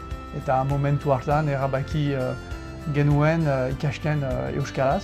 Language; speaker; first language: Basque; non-native, fluent; French